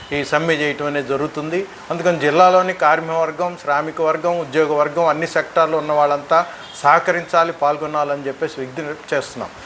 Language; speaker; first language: Telugu; native; Telugu